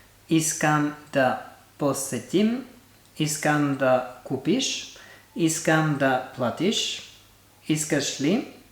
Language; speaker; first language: Bulgarian; non-native, learner; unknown